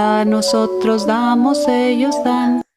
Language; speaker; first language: Spanish; non-native, learner; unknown